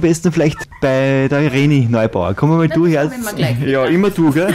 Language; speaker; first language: German; native; German